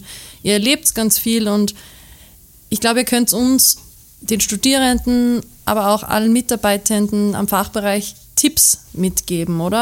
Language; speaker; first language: German; native; German